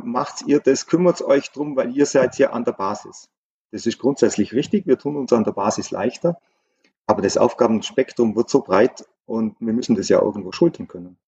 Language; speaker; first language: German; native; German